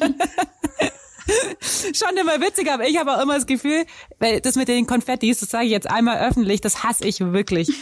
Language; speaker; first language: German; native; German